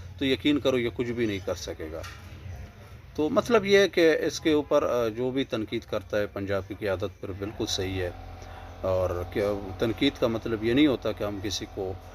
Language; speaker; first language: Urdu; non-native, local second language; Pashto